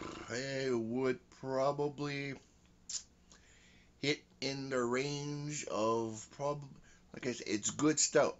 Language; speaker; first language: English; early bilingual, other home language; French